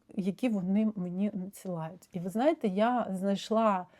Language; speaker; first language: Ukrainian; non-native, local second language; Russian